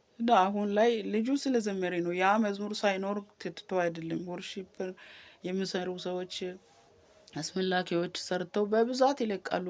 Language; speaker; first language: Amharic; non-native, local second language; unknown